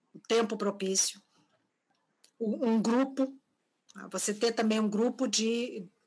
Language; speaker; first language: Portuguese; native; Portuguese